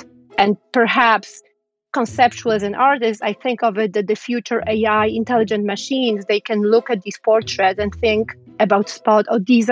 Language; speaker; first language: English; non-native, fluent; Polish